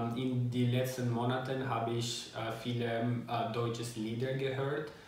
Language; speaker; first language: German; non-native, learner; Albanian